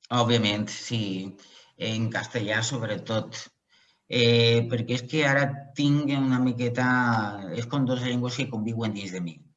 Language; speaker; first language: Catalan; non-native, local second language; Spanish